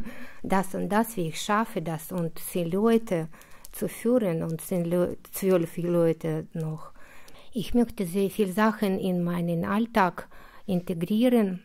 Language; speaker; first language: German; non-native, fluent; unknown